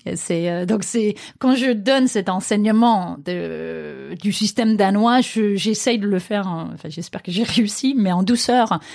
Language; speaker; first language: French; non-native, fluent; Danish